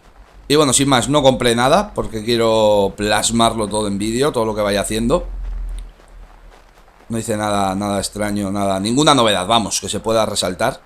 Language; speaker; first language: Spanish; native; Spanish